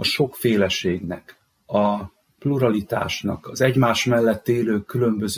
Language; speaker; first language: Hungarian; native; Hungarian